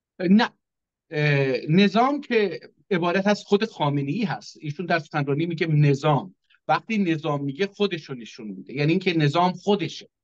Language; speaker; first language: Persian; non-native, local second language; Azerbaijani